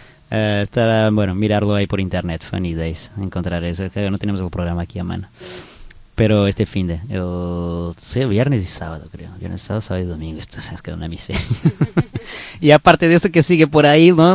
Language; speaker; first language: Spanish; native; Spanish